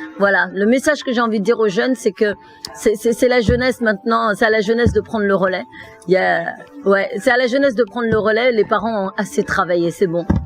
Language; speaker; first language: French; early bilingual, other home language; Fula